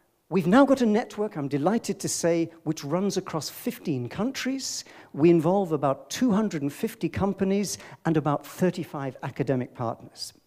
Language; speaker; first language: English; native; English